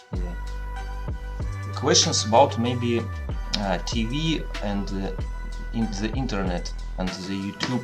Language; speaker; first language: English; non-native, learner; Russian